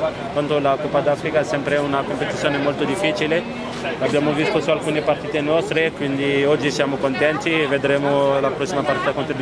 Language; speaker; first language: Italian; non-native, fluent; French